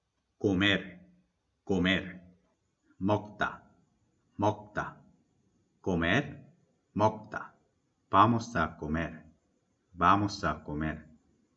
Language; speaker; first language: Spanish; non-native, learner; Korean